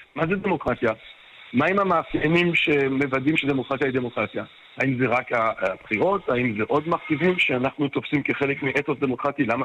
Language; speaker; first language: Hebrew; non-native, fluent; French